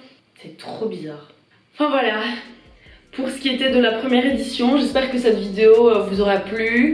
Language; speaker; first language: French; native; French